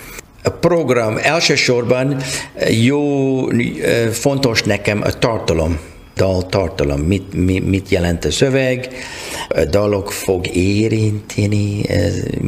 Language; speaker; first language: Hungarian; non-native, learner; English